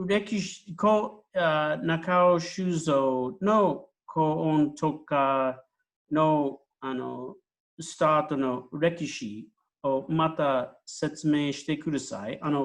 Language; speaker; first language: Japanese; non-native, fluent; English